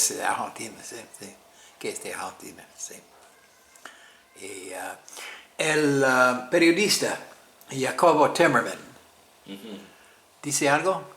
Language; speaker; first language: Spanish; non-native, fluent; English